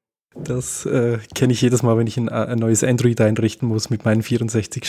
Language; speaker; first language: German; native; German